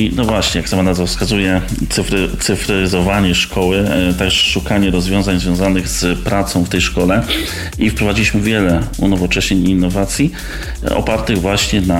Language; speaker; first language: Polish; native; Polish